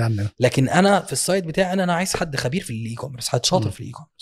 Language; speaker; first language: Arabic; native; Arabic